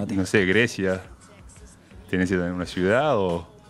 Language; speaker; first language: Spanish; early bilingual, heritage; Spanish